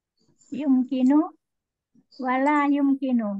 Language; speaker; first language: Arabic; non-native, learner; Indonesian